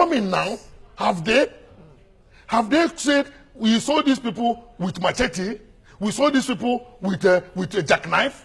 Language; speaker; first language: English; non-native, local second language; Igbo